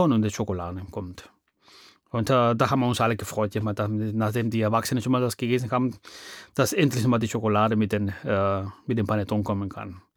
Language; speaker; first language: German; non-native, fluent; Spanish